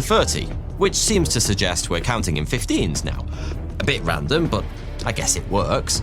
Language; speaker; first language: English; native; English